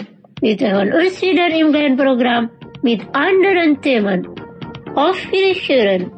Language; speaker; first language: German; non-native, fluent; Indonesian